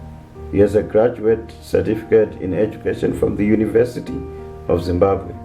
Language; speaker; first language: English; non-native, local second language; Shona